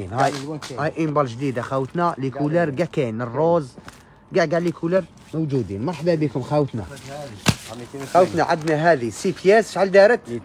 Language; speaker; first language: Arabic; native; Arabic